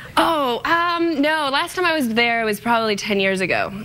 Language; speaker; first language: English; non-native, fluent; Spanish